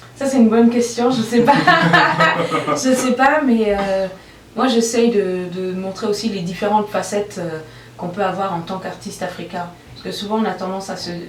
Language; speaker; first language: French; non-native, local second language; Bambara